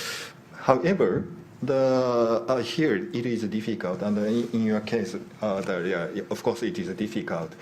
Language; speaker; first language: English; non-native, learner; Japanese